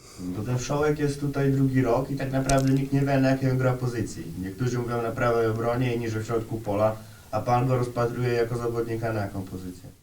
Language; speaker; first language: Polish; native; Polish